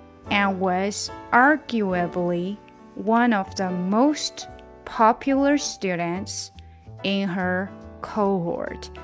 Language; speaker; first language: English; non-native, fluent; Chinese